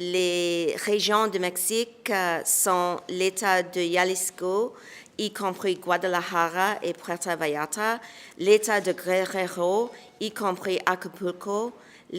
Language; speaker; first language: French; non-native, local second language; English